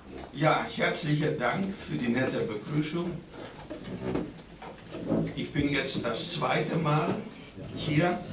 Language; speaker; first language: German; non-native, fluent; Greek